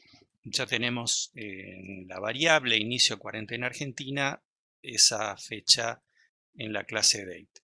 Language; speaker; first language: Spanish; native; Spanish